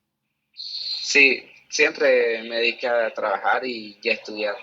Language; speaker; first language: Spanish; native; Spanish